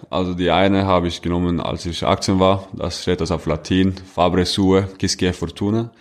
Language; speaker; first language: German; non-native, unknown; Norwegian